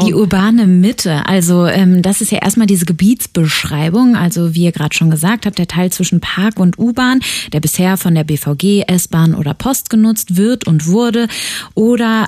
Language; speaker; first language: German; native; German